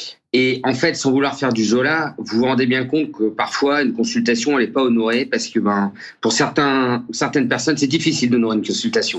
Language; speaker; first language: French; native; French